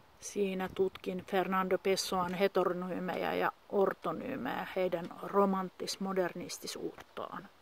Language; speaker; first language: Finnish; native; Finnish